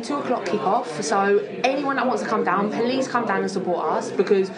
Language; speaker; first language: English; native; English